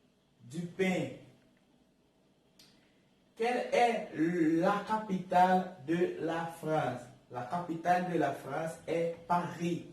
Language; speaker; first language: French; non-native, learner; Portuguese